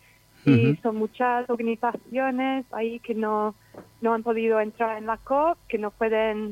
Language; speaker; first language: Spanish; non-native, fluent; English